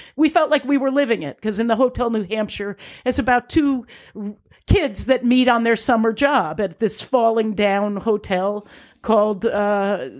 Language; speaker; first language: English; native; English